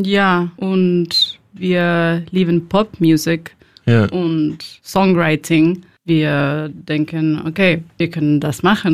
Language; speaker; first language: German; non-native, learner; Spanish